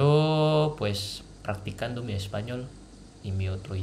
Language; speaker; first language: Spanish; non-native, learner; Indonesian